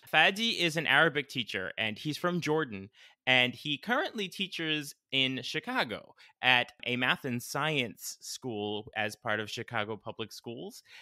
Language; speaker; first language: English; native; English